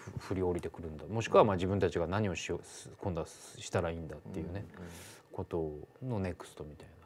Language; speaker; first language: Japanese; native; Japanese